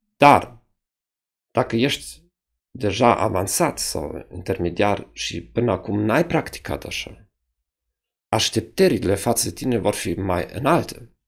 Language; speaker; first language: Romanian; non-native, fluent; German